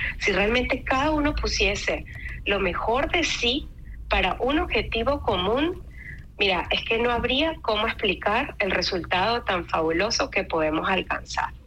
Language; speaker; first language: Spanish; native; Spanish